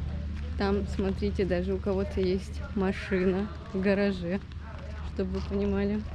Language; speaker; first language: Russian; native; Russian